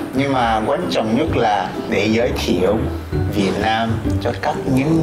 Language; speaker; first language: Vietnamese; non-native, learner; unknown